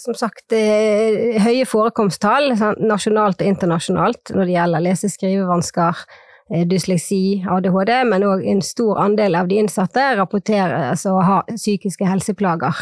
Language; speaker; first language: Norwegian; native; Norwegian